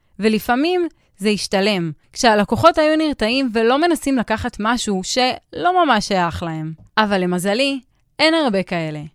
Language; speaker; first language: Hebrew; native; Hebrew